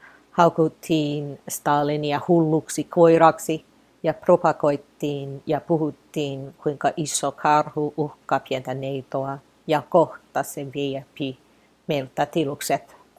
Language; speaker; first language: Finnish; non-native, fluent; English